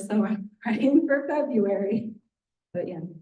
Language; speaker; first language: English; native; English